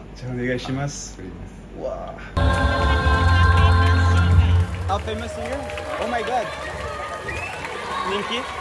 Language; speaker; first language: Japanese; non-native, fluent; French